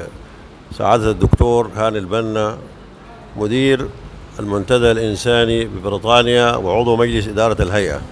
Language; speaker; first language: Arabic; native; Arabic